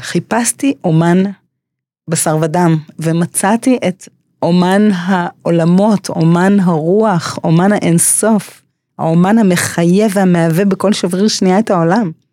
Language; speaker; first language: Hebrew; early bilingual, other home language; English